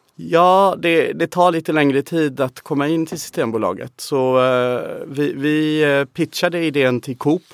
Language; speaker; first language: Swedish; non-native, fluent; English